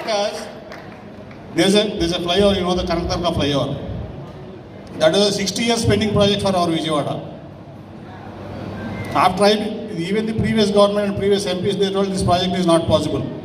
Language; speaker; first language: English; non-native, local second language; Telugu